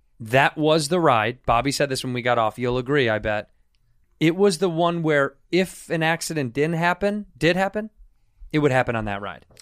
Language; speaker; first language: English; native; English